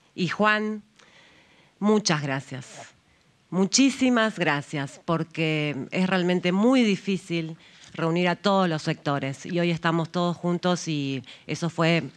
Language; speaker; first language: Spanish; native; Spanish